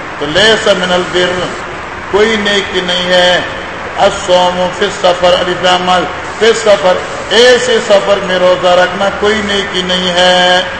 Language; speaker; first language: Urdu; non-native, local second language; Pashto